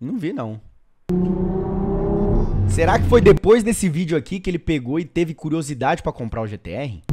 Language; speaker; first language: Portuguese; native; Portuguese